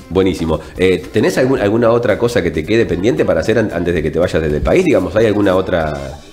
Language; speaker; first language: Spanish; native; Spanish